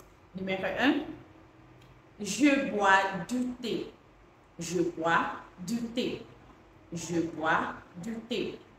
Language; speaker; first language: French; non-native, fluent; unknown